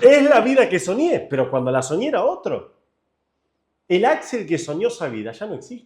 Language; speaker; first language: Spanish; native; Spanish